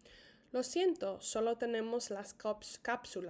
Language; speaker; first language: Spanish; non-native, fluent; English